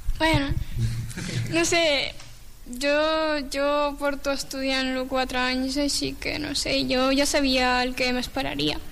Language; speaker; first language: Catalan; early bilingual, other home language; Arabic